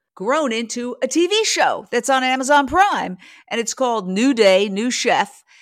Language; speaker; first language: English; native; English